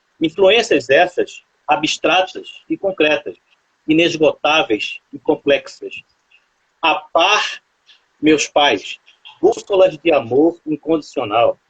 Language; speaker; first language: Portuguese; native; Portuguese